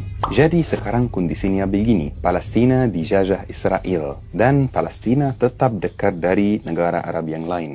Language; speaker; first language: Indonesian; non-native, fluent; Arabic